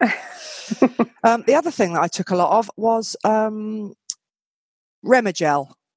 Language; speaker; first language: English; native; English